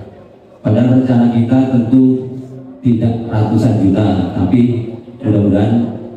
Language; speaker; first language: Indonesian; native; Indonesian